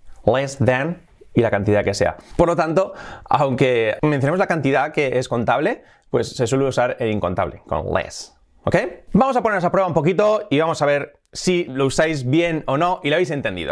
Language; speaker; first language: Spanish; native; Spanish